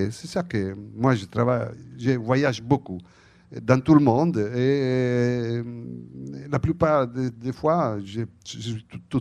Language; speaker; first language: French; non-native, fluent; Italian